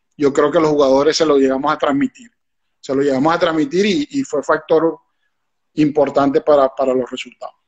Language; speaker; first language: Spanish; native; Spanish